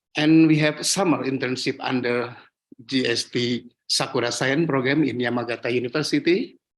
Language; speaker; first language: English; non-native, learner; Indonesian